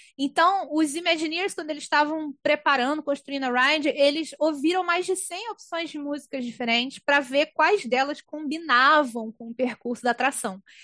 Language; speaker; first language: Portuguese; native; Portuguese